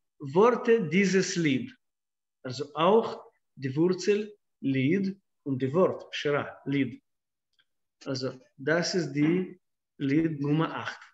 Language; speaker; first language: German; non-native, fluent; Russian